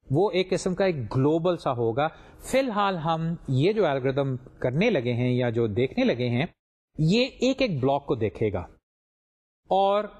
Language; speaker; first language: Urdu; native; Urdu